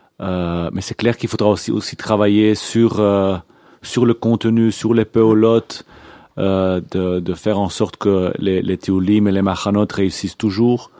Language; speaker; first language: French; non-native, local second language; Hebrew